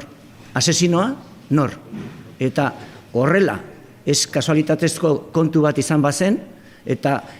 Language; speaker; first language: Basque; non-native, local second language; Spanish